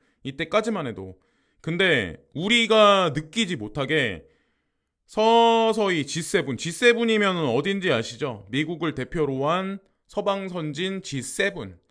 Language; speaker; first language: Korean; native; Korean